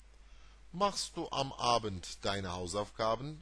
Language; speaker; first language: German; non-native, fluent; Turkish